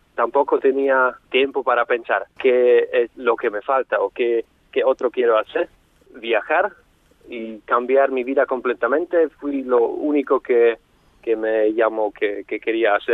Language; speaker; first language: Spanish; non-native, fluent; Slovak